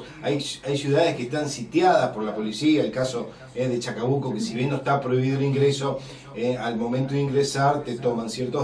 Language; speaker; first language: Spanish; native; Spanish